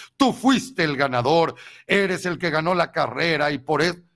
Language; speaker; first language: Spanish; native; Spanish